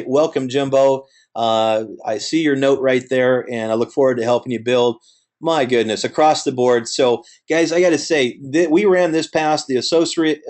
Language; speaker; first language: English; native; English